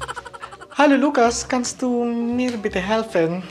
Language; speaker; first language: German; non-native, learner; Filipino